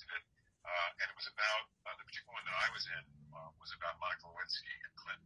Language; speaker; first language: English; native; English